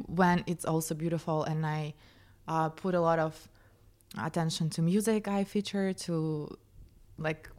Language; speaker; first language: English; non-native, fluent; Russian